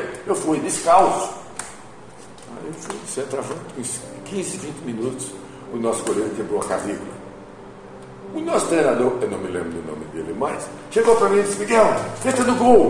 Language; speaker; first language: Portuguese; native; Portuguese